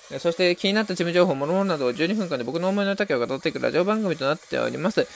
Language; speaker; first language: Japanese; native; Japanese